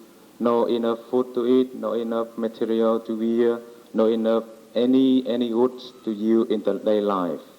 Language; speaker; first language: English; non-native, learner; Vietnamese